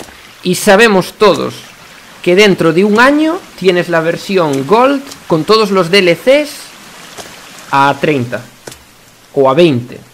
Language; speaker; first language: Spanish; native; Spanish